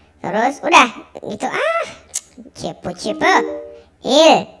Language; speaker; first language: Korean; non-native, learner; Indonesian